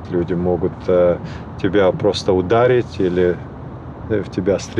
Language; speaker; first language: Russian; early bilingual, heritage; Russian